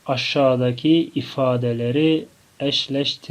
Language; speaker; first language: Turkish; non-native, fluent; Tajik